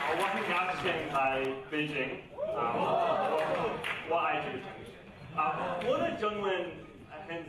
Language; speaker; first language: Chinese; non-native, learner; English